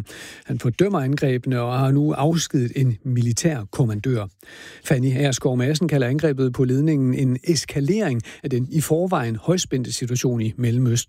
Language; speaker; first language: Danish; native; Danish